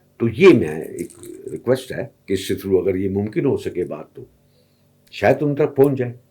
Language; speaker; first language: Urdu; non-native, local second language; Punjabi